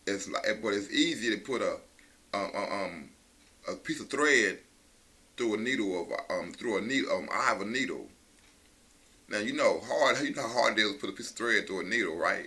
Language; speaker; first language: English; native; English